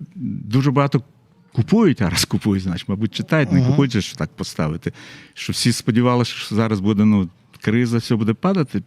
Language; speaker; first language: Ukrainian; native; Ukrainian